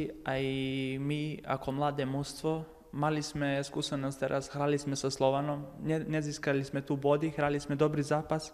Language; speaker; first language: Slovak; non-native, learner; Macedonian